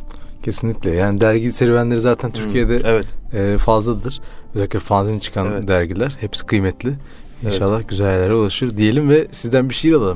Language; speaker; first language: Turkish; native; Turkish